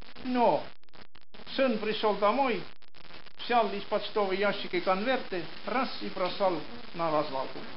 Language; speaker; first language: Russian; non-native, local second language; Estonian